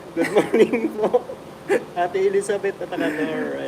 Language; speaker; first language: Filipino; native; Filipino